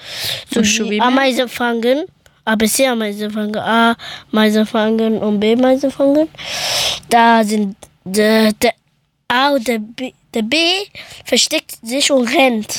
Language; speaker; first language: German; early bilingual, other home language; Persian